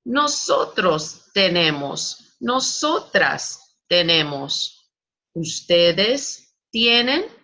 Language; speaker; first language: Spanish; non-native, fluent; English